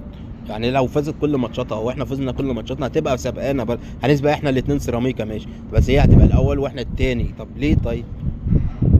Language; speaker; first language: Arabic; native; Arabic